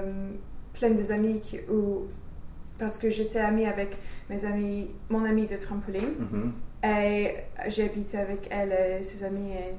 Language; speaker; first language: French; non-native, fluent; English